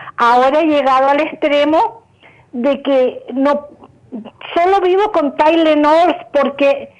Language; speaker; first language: Spanish; native; Spanish